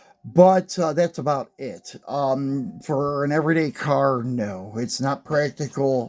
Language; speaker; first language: English; native; English